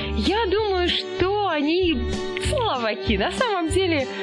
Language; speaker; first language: Russian; non-native, local second language; Belarusian